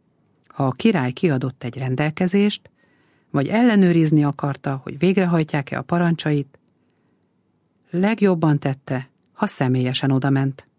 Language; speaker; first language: Hungarian; native; Hungarian